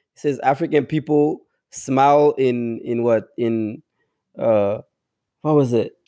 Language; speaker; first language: English; non-native, fluent; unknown